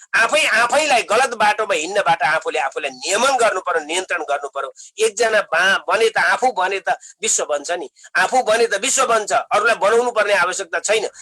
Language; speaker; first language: Nepali; native; Nepali